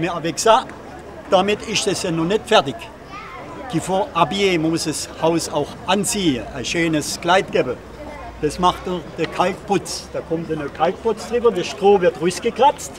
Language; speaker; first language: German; non-native, local second language; French